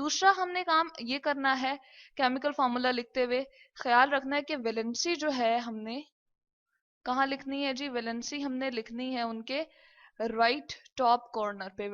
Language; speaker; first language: Hindi; non-native, local second language; Punjabi